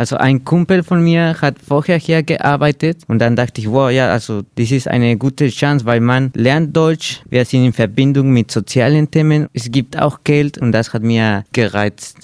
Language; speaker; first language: German; non-native, learner; Spanish